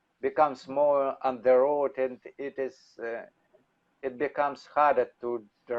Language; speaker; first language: English; non-native, learner; Russian